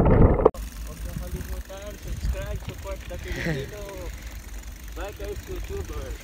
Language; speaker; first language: Filipino; non-native, local second language; Pampanga